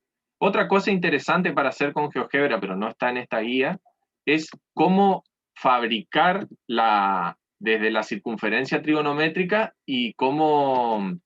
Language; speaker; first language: Spanish; native; Spanish